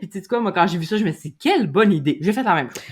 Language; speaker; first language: French; native; French